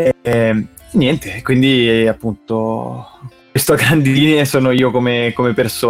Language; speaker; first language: Italian; native; Italian